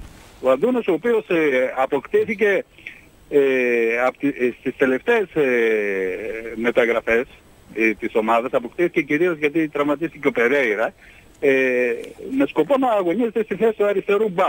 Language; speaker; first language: Greek; native; Greek